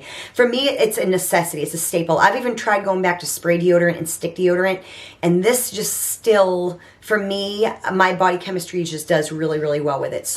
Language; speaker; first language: English; native; English